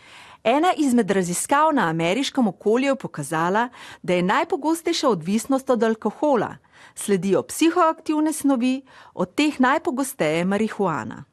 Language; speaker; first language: Slovenian; native; Slovenian